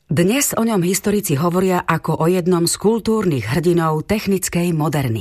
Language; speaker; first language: Slovak; native; Slovak